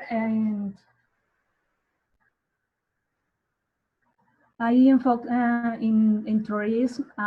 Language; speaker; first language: English; non-native, learner; Spanish